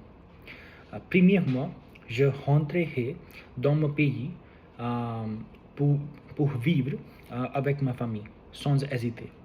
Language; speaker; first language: French; non-native, learner; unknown